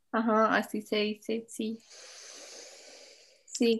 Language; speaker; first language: Spanish; non-native, fluent; English